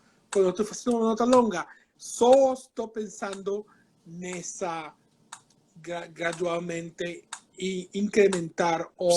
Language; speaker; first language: Portuguese; non-native, fluent; Spanish